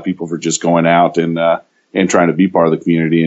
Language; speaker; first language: English; native; English